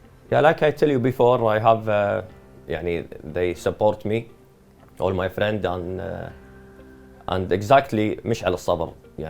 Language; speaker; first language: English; non-native, learner; Arabic